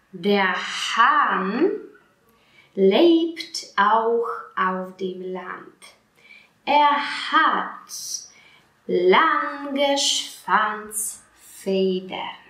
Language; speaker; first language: German; non-native, fluent; Polish